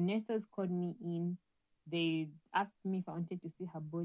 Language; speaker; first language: English; non-native, local second language; Bemba